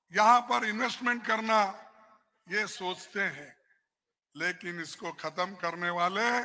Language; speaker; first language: Hindi; non-native, local second language; Kannada